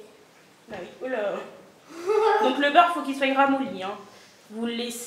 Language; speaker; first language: French; native; French